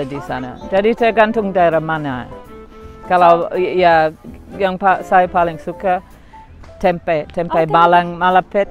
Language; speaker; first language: Indonesian; non-native, fluent; English